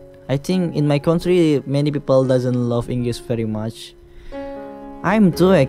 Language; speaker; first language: English; non-native, learner; Indonesian